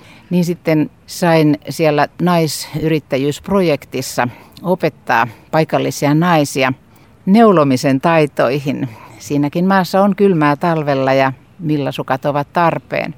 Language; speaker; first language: Finnish; native; Finnish